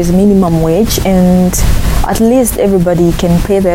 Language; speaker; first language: English; non-native, local second language; Ganda